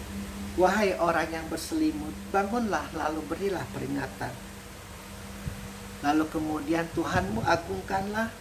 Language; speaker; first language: Indonesian; native; Indonesian